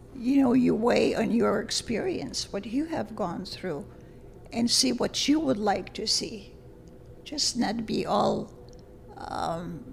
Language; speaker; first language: English; early bilingual, other home language; Lithuanian